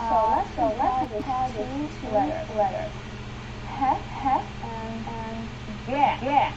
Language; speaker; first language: English; non-native, learner; Ukrainian